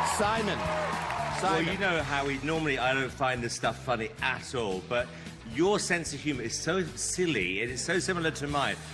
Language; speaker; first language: English; non-native, fluent; Hebrew